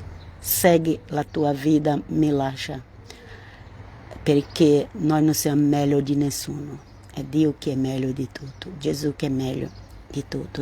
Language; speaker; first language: Italian; non-native, learner; Portuguese